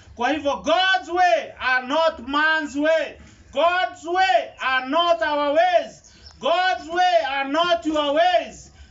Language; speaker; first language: English; non-native, local second language; Kikuyu